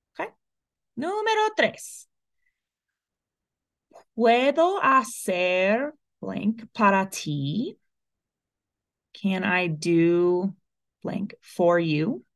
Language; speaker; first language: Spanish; non-native, fluent; English